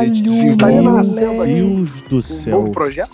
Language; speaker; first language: Portuguese; native; Portuguese